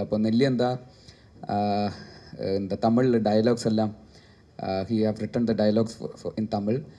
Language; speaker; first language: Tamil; non-native, learner; Malayalam